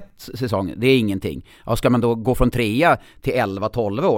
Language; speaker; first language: Swedish; native; Swedish